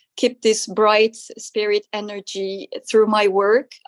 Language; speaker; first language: English; non-native, fluent; Korean